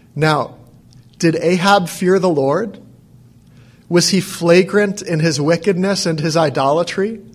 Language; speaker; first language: English; native; English